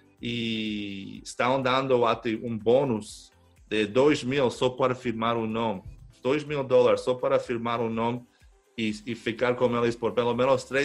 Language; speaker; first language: Portuguese; non-native, fluent; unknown